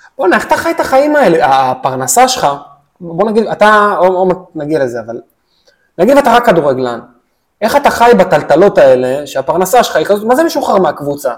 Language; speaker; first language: Hebrew; native; Hebrew